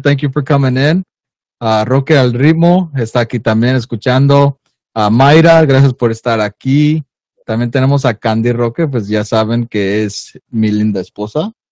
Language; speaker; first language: Spanish; early bilingual, heritage; Spanish